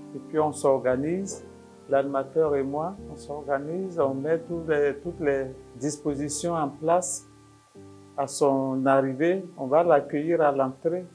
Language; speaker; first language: French; non-native, local second language; Dyula